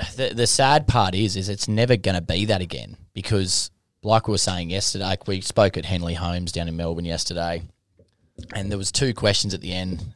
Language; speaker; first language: English; native; English